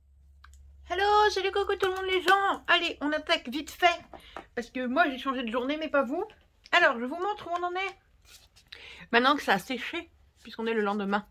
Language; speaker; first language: French; native; French